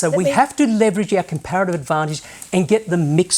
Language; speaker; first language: English; native; English